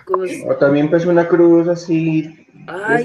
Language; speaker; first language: Spanish; native; Spanish